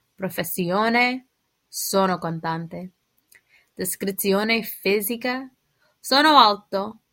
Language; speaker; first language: Italian; non-native, learner; English